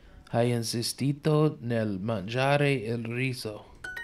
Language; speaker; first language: Italian; non-native, learner; English